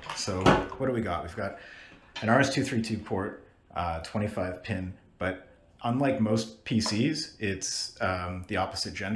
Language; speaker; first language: English; native; English